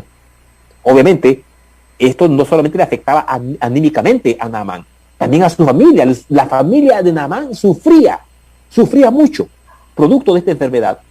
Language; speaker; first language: Spanish; native; Spanish